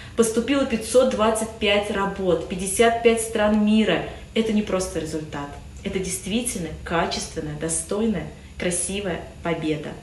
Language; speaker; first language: Russian; native; Russian